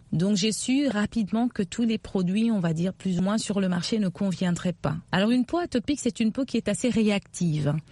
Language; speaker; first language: French; non-native, local second language; Lingala